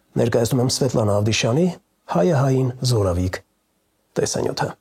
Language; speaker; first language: Armenian; native; Armenian